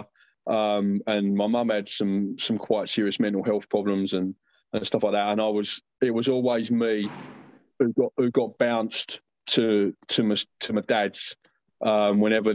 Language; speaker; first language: English; native; English